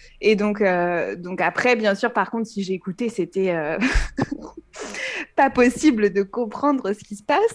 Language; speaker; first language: French; native; French